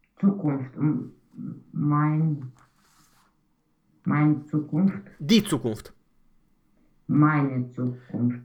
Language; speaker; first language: German; non-native, learner; Romanian